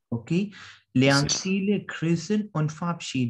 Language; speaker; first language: German; non-native, learner; Hindi